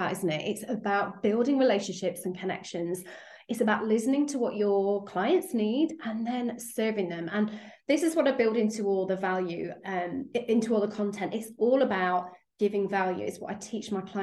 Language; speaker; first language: English; native; English